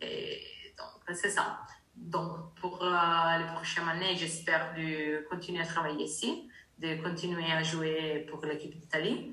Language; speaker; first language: French; non-native, learner; Italian